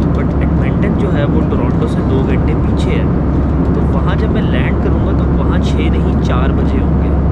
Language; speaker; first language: Urdu; native; Urdu